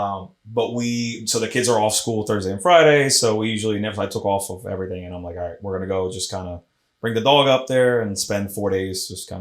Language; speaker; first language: English; native; English